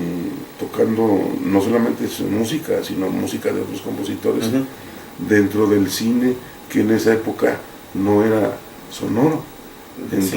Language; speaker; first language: Spanish; native; Spanish